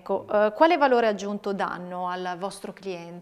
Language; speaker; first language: Italian; native; Italian